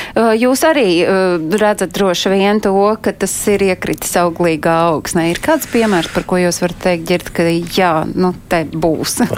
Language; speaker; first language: Latvian; native; Latvian